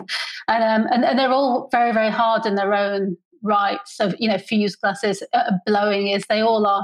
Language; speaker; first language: English; native; English